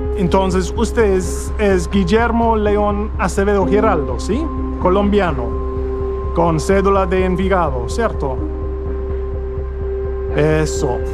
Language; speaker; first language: Spanish; non-native, fluent; English